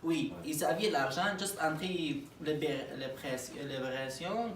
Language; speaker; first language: French; non-native, learner; Arabic